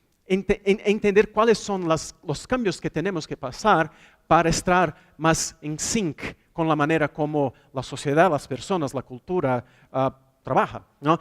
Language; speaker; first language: Spanish; non-native, fluent; Portuguese